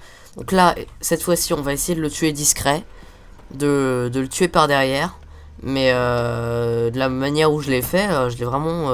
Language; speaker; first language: French; native; French